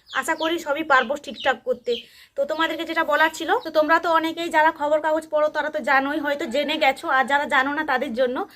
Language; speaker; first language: Bangla; non-native, local second language; Santali